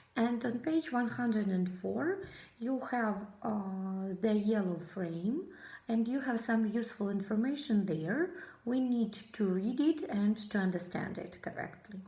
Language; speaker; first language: English; non-native, fluent; Ukrainian